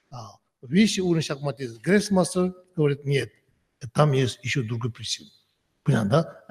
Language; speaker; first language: Russian; non-native, learner; Tibetan